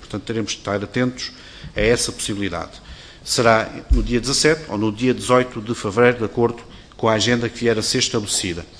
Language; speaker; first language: Portuguese; native; Portuguese